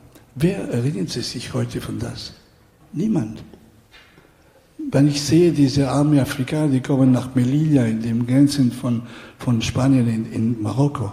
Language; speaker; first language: German; non-native, fluent; Catalan